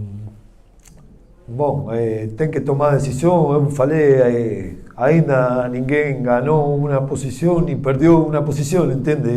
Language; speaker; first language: Portuguese; non-native, learner; Spanish